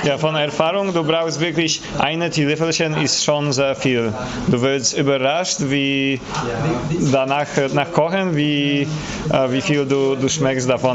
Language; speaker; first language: German; non-native, fluent; Polish